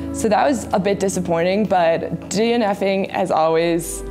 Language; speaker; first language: English; native; English